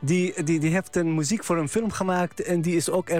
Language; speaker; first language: Dutch; non-native, fluent; Arabic